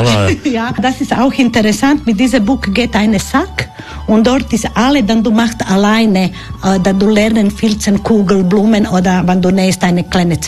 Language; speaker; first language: German; non-native, learner; Croatian